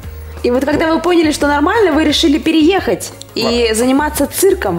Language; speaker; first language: Russian; native; Russian